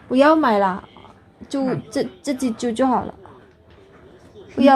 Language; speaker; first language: Chinese; non-native, learner; Javanese